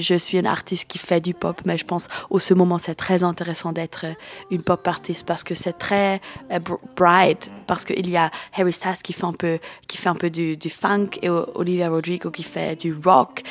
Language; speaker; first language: French; non-native, learner; Swiss German